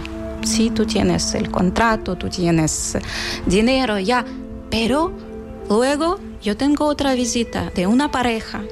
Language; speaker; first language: Spanish; non-native, fluent; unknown